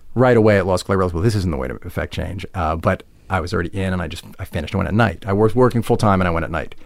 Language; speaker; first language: English; native; English